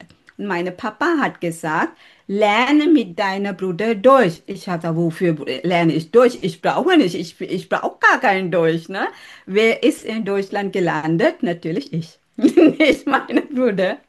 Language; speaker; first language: German; non-native, learner; Sinhala